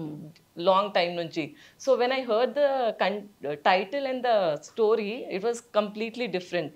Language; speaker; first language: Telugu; non-native, local second language; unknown